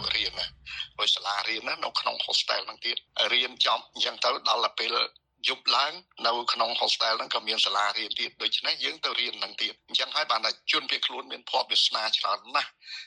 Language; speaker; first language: Khmer; native; Khmer